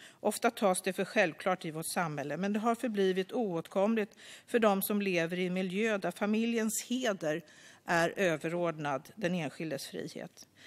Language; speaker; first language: Swedish; native; Swedish